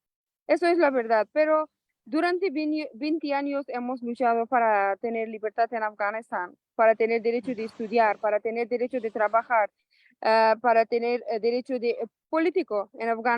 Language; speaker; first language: Spanish; non-native, local second language; Persian